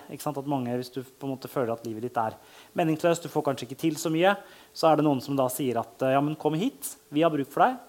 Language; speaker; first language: Norwegian; native; Norwegian